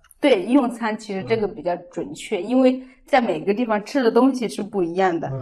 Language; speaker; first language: Chinese; native; Chinese